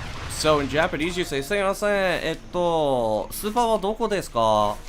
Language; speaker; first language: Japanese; non-native, learner; English